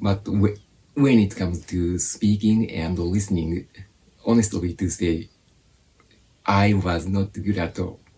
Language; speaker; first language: English; non-native, fluent; Japanese